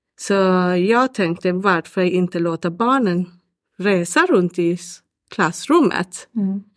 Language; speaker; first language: Swedish; non-native, learner; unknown